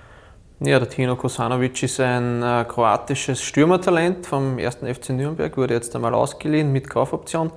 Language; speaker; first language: German; native; German